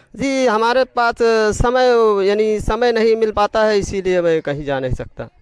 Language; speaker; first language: Hindi; native; Hindi